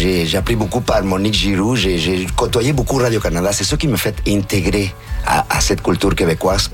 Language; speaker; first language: French; non-native, fluent; Spanish